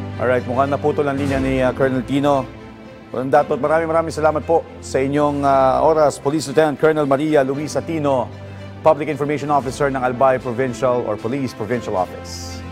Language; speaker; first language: Filipino; native; Filipino